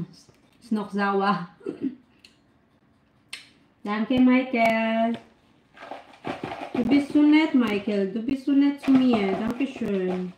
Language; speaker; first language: German; non-native, learner; Filipino